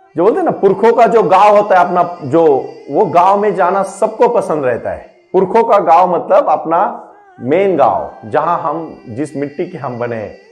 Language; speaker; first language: Hindi; non-native, local second language; Marathi